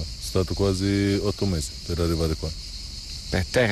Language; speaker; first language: Italian; non-native, learner; Arabic